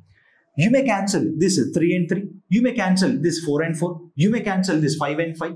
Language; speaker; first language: English; non-native, local second language; Telugu